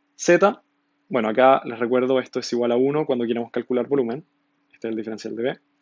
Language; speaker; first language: Spanish; native; Spanish